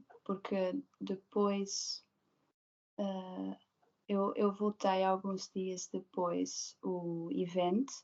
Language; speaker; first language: Portuguese; non-native, learner; Dutch